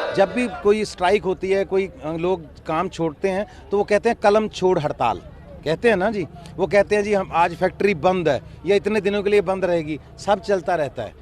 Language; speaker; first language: Hindi; non-native, local second language; Punjabi